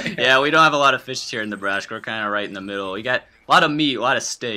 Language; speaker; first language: English; native; English